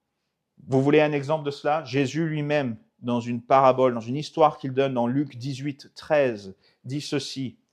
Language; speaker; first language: French; native; French